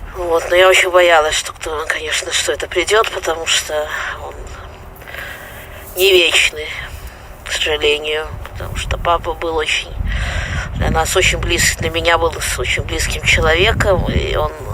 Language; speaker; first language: Russian; early bilingual, heritage; Russian